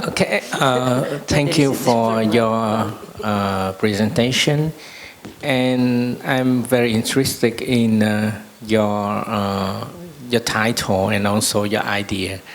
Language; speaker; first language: English; non-native, learner; Vietnamese